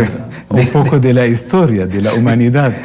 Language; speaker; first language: Spanish; non-native, fluent; Arabic